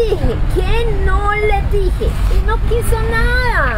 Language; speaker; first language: Spanish; native; Spanish